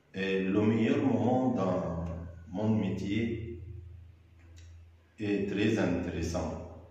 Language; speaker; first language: French; non-native, fluent; Arabic